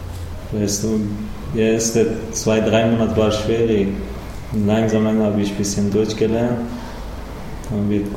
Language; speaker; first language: German; non-native, learner; Persian